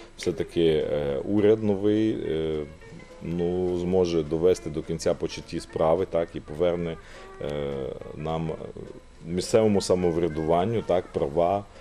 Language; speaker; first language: Ukrainian; native; Ukrainian